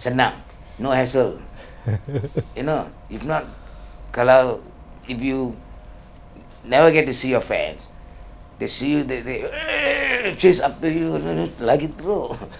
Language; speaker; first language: English; non-native, local second language; Tamil